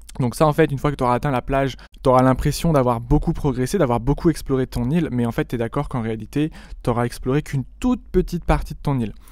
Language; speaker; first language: French; native; French